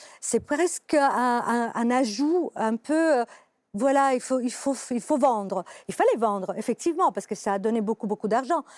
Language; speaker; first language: French; non-native, fluent; Italian